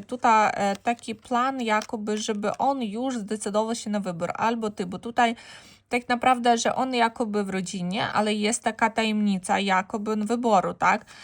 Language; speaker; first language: Polish; non-native, fluent; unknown